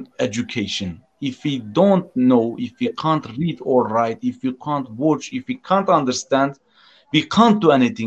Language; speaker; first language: English; non-native, fluent; Turkish